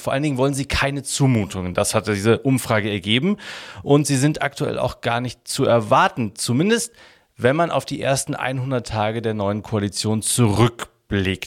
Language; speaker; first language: German; native; German